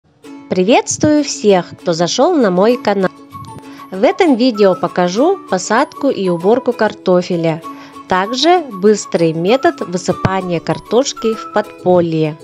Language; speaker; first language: Russian; non-native, local second language; Yakut